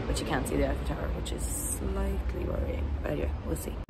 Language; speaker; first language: English; native; English